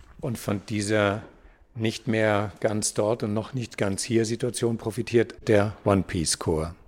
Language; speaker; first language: German; native; German